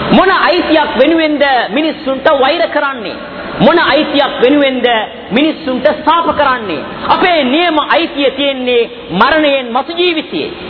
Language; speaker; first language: Sinhala; non-native, local second language; Tamil